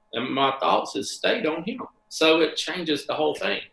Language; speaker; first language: English; native; English